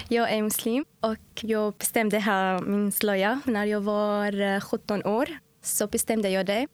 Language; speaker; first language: Swedish; non-native, fluent; Arabic